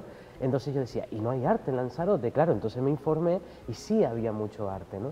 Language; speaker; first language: Spanish; native; Spanish